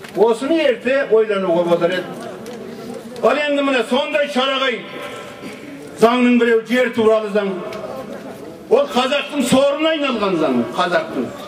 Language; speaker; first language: Kazakh; native; Kazakh